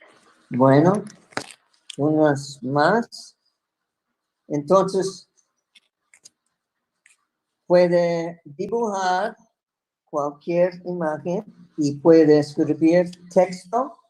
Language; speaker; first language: Spanish; non-native, fluent; English